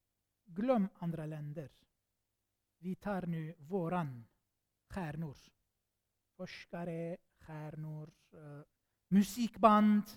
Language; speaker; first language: Swedish; non-native, fluent; Armenian